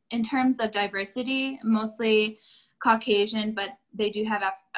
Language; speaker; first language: English; native; English